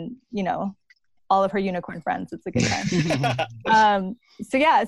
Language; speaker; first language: English; native; English